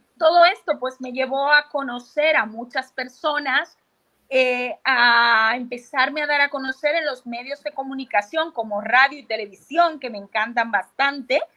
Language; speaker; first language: Spanish; native; Spanish